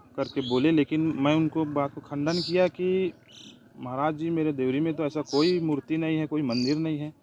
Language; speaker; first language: Hindi; native; Hindi